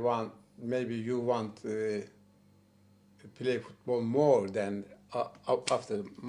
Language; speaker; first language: English; non-native, learner; Turkish